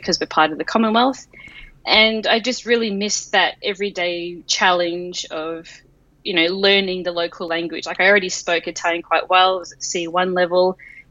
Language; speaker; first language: English; native; English